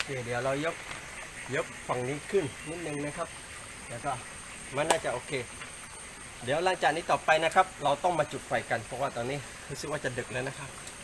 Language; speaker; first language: Thai; non-native, local second language; Pattani Malay